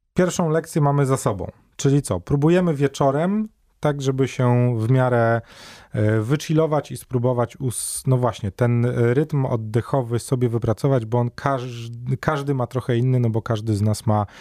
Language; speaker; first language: Polish; native; Polish